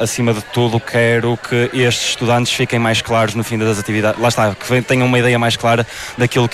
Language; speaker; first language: Portuguese; native; Portuguese